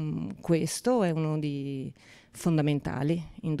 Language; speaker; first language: Italian; native; Italian